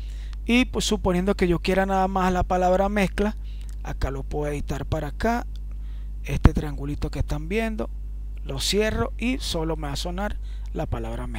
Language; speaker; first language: Spanish; native; Spanish